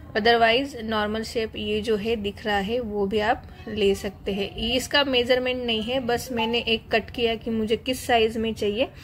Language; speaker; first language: Hindi; non-native, local second language; Marathi